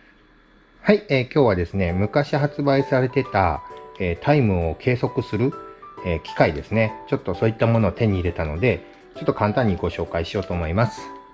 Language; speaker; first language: Japanese; native; Japanese